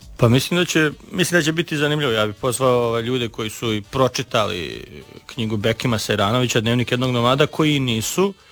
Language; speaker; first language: Serbian; native; Serbian